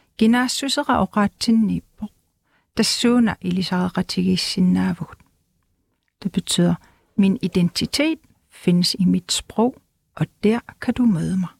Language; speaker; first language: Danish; non-native, local second language; Kalaallisut